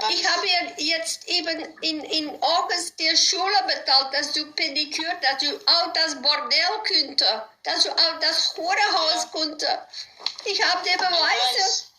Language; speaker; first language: German; non-native, learner; Dutch